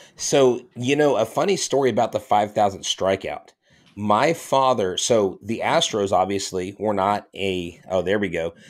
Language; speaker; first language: English; native; English